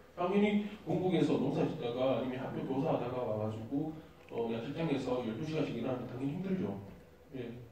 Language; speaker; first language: Korean; native; Korean